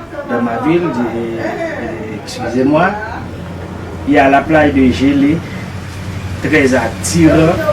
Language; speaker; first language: French; non-native, local second language; Haitian Creole